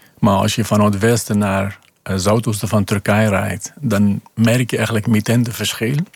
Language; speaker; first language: Dutch; non-native, fluent; Kurdish